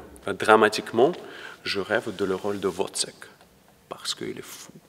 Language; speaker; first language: French; non-native, learner; Ukrainian